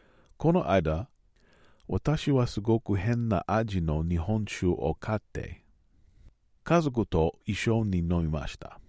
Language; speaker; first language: Japanese; non-native, learner; English